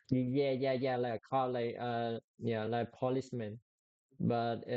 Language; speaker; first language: English; non-native, learner; Vietnamese